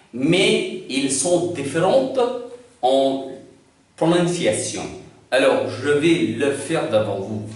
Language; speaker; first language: French; non-native, learner; Hindi